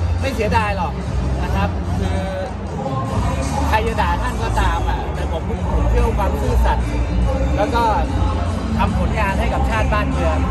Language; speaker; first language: Thai; native; Thai